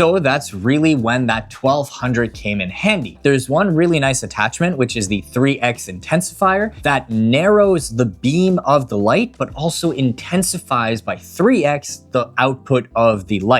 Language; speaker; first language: English; native; English